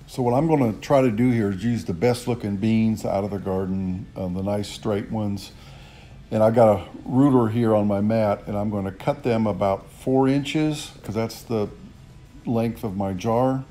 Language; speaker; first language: English; native; English